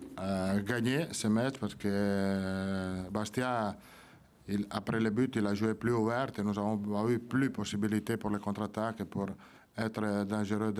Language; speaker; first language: French; non-native, fluent; Italian